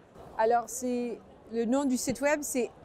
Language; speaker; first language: French; native; French